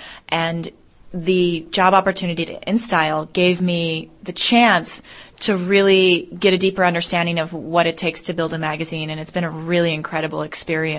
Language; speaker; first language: English; native; English